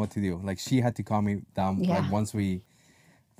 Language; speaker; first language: English; non-native, fluent; Spanish